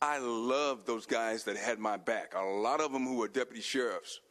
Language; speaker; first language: English; native; English